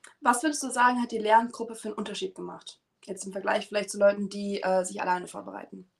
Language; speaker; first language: German; native; German